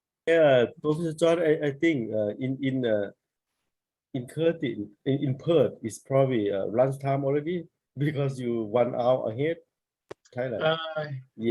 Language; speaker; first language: English; non-native, learner; Thai